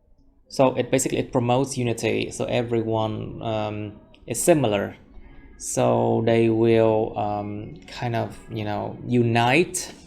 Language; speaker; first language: English; non-native, fluent; Vietnamese